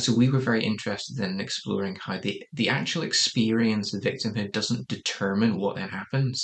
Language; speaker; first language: English; native; English